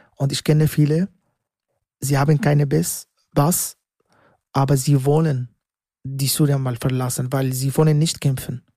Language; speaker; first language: German; non-native, learner; Arabic